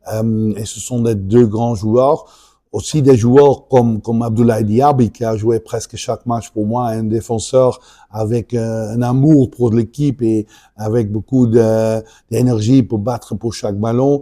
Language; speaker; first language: French; non-native, local second language; Dutch